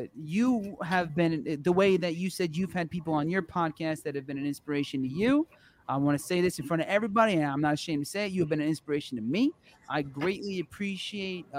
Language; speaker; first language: English; native; English